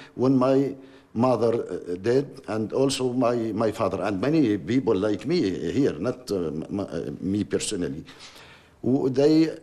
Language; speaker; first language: English; non-native, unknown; Arabic